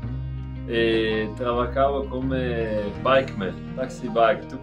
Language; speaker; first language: Spanish; non-native, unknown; Italian